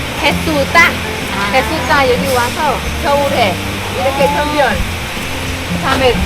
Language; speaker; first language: Korean; non-native, learner; Vietnamese